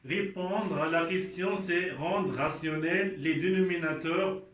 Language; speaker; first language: French; non-native, local second language; Arabic